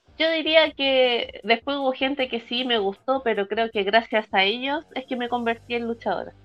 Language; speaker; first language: Spanish; native; Spanish